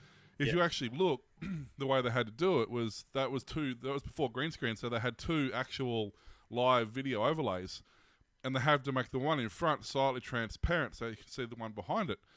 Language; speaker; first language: English; native; English